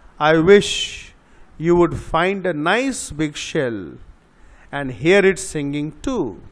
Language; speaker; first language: English; non-native, local second language; Bangla